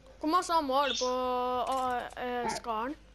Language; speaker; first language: Norwegian; native; Norwegian